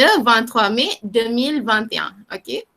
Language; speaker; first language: French; non-native, fluent; Malay